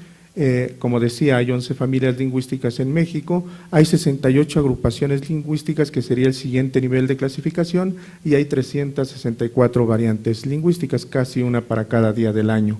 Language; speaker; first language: Spanish; native; Spanish